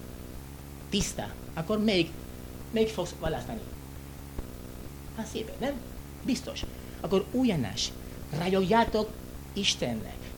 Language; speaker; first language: Hungarian; non-native, learner; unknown